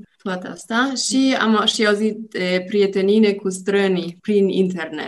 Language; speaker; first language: Romanian; non-native, learner; German